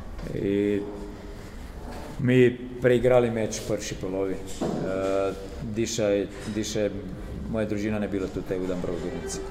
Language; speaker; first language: Polish; non-native, learner; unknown